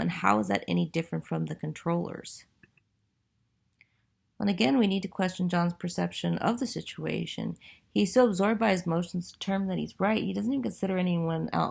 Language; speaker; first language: English; native; English